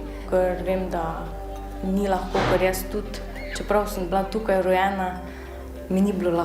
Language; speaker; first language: Slovenian; early bilingual, other home language; Albanian